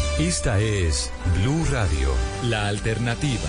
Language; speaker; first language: Spanish; native; Spanish